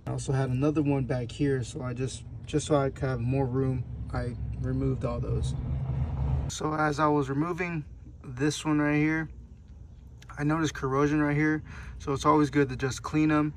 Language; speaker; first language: English; native; English